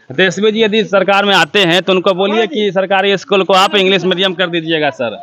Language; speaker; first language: Hindi; native; Hindi